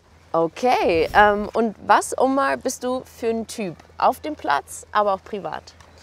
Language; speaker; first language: German; native; German